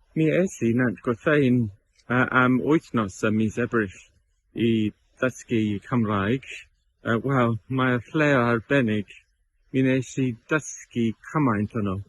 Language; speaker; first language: Welsh; non-native, learner; English